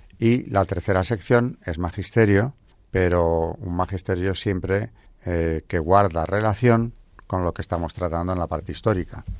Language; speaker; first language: Spanish; native; Spanish